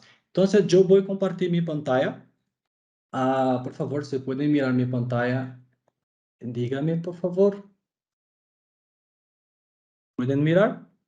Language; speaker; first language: Spanish; non-native, fluent; Portuguese